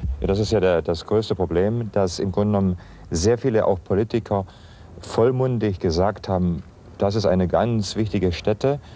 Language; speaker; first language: German; non-native, local second language; Upper Sorbian